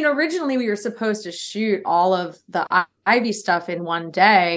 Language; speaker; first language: English; native; English